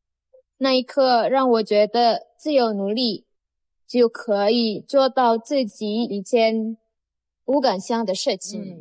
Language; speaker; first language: Chinese; non-native, learner; Indonesian